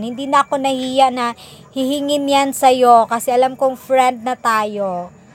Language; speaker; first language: Filipino; native; Filipino